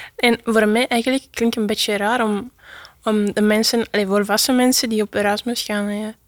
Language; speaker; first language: Dutch; non-native, learner; Italian